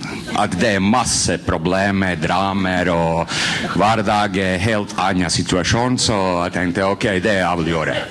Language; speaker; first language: Norwegian; non-native, fluent; Croatian